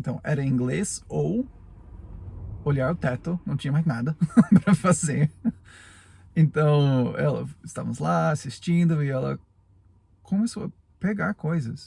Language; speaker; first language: Portuguese; non-native, fluent; English